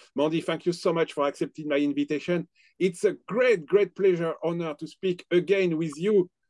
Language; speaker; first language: English; non-native, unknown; French